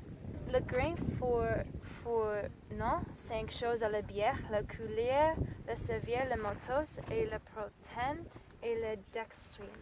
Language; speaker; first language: French; non-native, learner; English